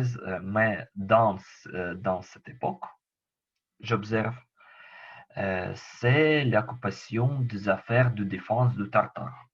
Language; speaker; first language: French; non-native, learner; Ukrainian